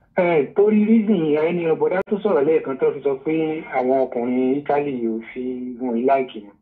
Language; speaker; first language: Yoruba; native; Yoruba